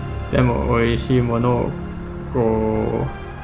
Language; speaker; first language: Japanese; non-native, learner; English